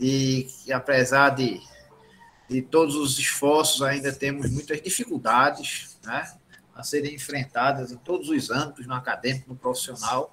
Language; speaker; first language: Portuguese; native; Portuguese